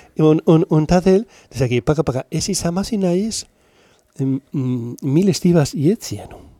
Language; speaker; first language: Latvian; non-native, learner; Spanish